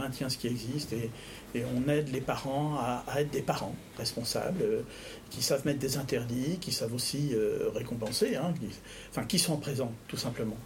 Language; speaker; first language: French; native; French